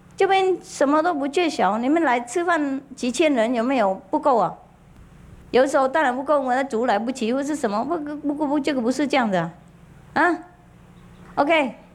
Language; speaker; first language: Chinese; non-native, fluent; Vietnamese